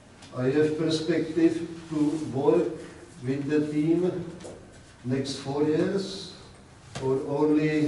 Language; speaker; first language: English; non-native, learner; Czech